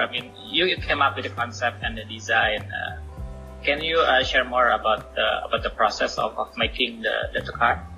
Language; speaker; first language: English; non-native, learner; Indonesian